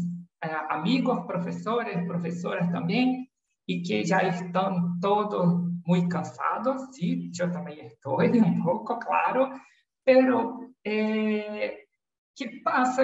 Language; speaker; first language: Spanish; non-native, learner; Portuguese